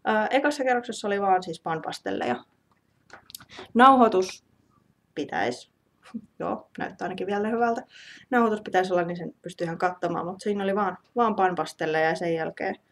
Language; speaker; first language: Finnish; native; Finnish